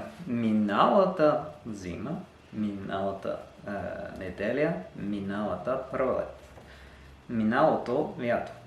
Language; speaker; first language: Bulgarian; non-native, learner; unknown